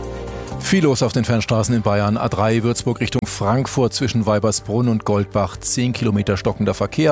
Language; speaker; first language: German; native; German